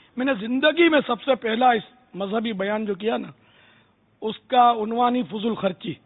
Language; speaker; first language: Urdu; non-native, local second language; Memoni